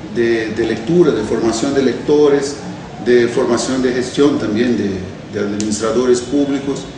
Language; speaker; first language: Spanish; non-native, fluent; Portuguese